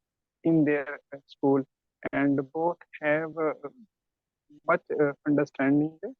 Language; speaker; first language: English; non-native, learner; Urdu